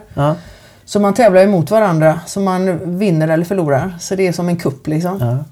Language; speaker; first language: Swedish; native; Swedish